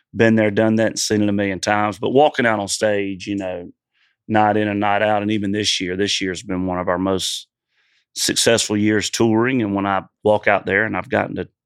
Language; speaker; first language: English; native; English